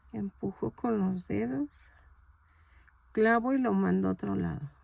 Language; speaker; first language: Spanish; native; Spanish